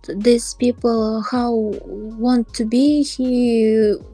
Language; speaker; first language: English; non-native, learner; Russian